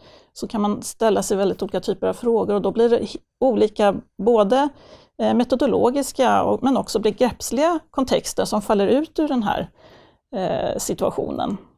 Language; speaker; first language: Swedish; native; Swedish